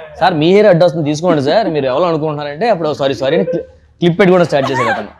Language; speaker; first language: Telugu; native; Telugu